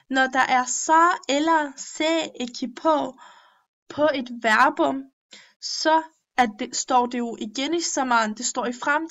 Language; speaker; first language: Danish; early bilingual, other home language; Turkish